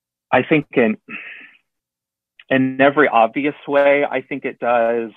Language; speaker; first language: English; native; English